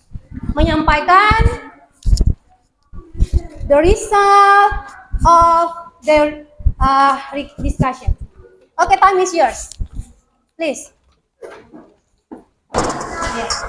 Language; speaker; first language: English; non-native, fluent; Indonesian